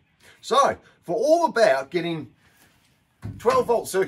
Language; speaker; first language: English; native; English